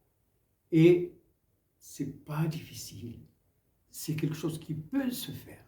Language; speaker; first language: French; non-native, local second language; Arabic